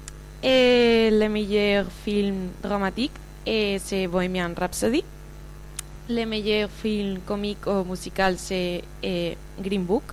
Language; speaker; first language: French; non-native, learner; Spanish